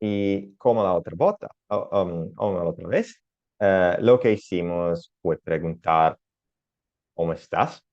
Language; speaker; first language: Spanish; non-native, learner; Italian